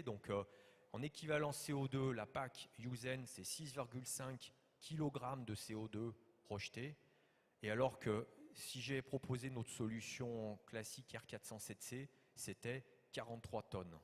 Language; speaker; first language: French; native; French